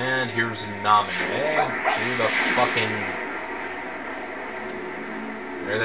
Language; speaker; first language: English; native; English